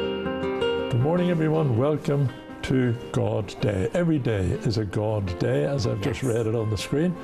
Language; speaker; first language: English; native; English